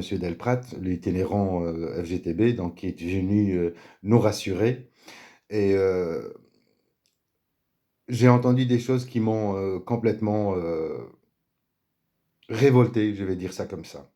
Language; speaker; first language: French; native; French